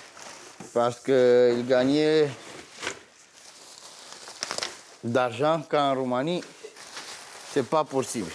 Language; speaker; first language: French; non-native, learner; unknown